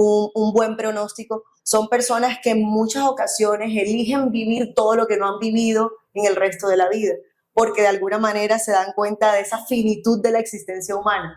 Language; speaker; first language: Spanish; native; Spanish